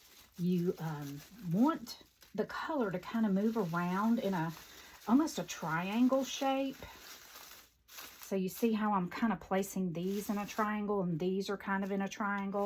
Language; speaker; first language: English; native; English